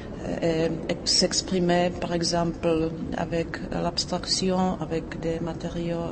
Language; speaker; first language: French; non-native, fluent; Czech